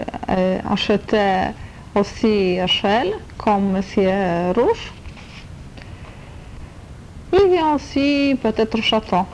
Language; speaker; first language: French; non-native, learner; Polish